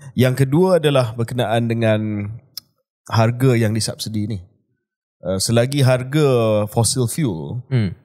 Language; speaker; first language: Malay; early bilingual, heritage; Malay